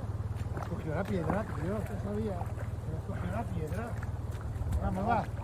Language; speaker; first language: Spanish; non-native, local second language; Catalan